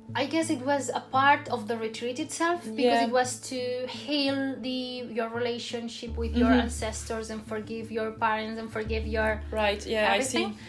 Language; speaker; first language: English; non-native, fluent; Spanish